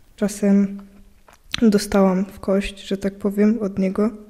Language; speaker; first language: Polish; native; Polish